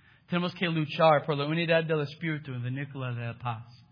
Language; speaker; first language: Spanish; non-native, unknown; English